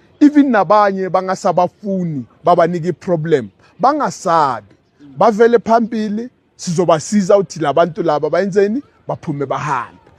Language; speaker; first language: Zulu; non-native, local second language; Southern Sotho